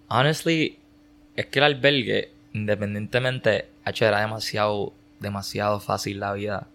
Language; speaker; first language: Spanish; native; Spanish